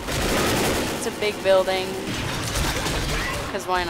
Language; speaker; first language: English; native; English